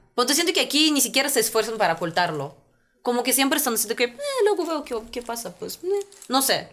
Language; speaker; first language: Spanish; non-native, fluent; Russian